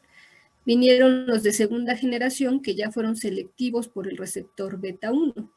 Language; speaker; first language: Spanish; native; Spanish